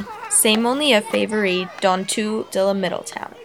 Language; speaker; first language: French; non-native, learner; English